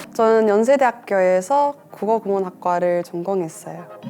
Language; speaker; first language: Korean; non-native, fluent; English